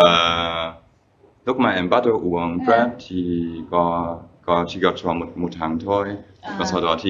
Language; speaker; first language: Vietnamese; non-native, fluent; German